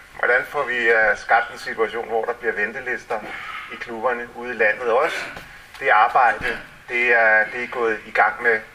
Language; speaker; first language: Danish; early bilingual, other home language; English